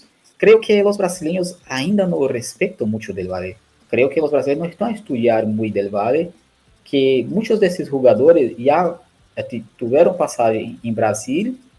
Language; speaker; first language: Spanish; non-native, learner; Portuguese